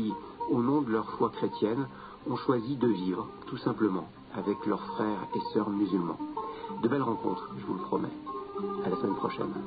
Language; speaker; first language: French; native; French